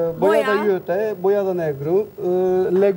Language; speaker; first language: Romanian; non-native, learner; Turkish